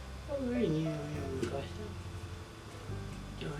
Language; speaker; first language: Spanish; non-native, learner; Haitian Creole